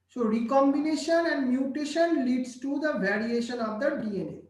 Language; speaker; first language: English; non-native, local second language; Bangla